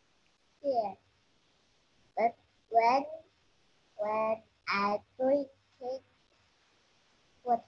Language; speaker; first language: English; non-native, learner; Vietnamese